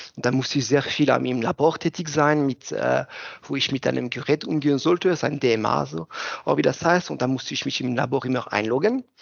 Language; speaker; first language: German; non-native, fluent; French